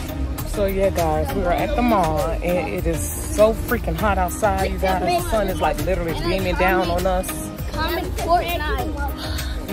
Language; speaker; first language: English; native; English